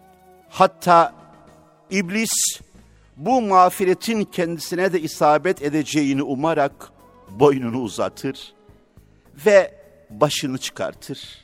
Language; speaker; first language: Turkish; native; Turkish